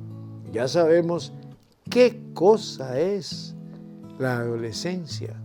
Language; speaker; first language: Spanish; native; Spanish